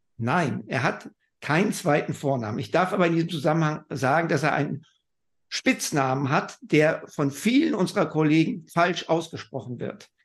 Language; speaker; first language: German; native; German